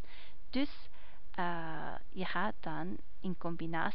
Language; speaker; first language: Dutch; non-native, fluent; English